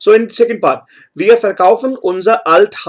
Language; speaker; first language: German; non-native, fluent; Hindi